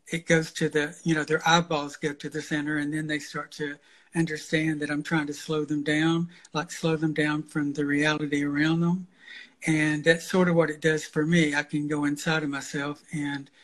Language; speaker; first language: English; native; English